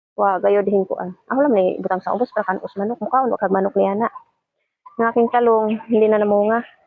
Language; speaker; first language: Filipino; non-native, local second language; Cebuano